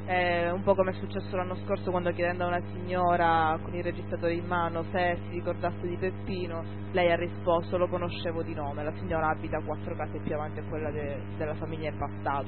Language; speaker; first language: Italian; native; Italian